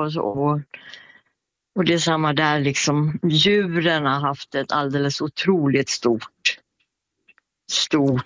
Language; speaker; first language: Swedish; native; Swedish